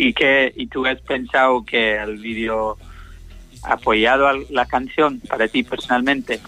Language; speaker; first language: Spanish; non-native, learner; English